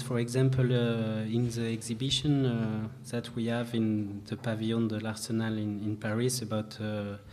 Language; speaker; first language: English; non-native, learner; French